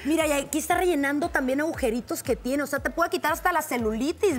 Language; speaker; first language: Spanish; native; Spanish